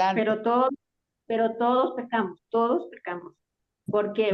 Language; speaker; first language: Spanish; native; Spanish